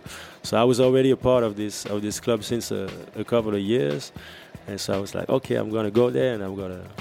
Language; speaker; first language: English; non-native, fluent; French